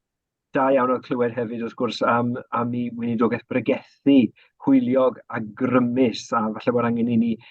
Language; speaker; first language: Welsh; native; Welsh